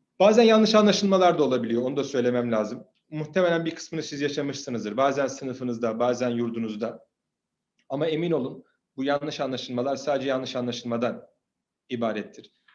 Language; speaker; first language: Turkish; native; Turkish